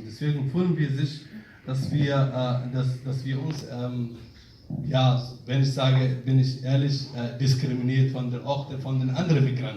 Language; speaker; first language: German; non-native, fluent; Somali